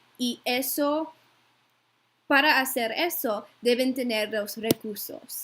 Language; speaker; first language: Spanish; non-native, learner; English